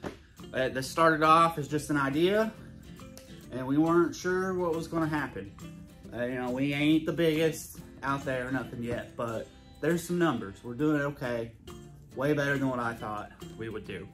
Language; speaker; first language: English; native; English